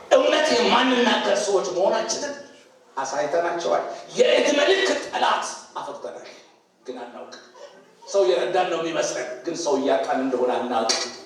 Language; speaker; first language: Amharic; non-native, local second language; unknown